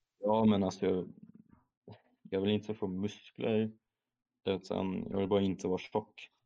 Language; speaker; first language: Swedish; early bilingual, other home language; German